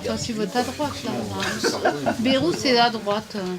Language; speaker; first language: French; native; French